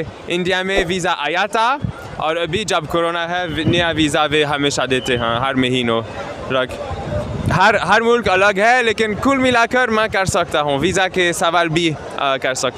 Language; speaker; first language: Hindi; non-native, learner; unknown